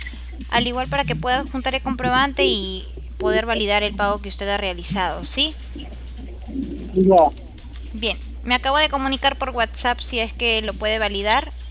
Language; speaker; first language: Spanish; native; Spanish